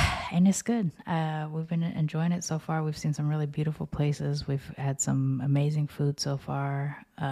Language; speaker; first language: English; native; English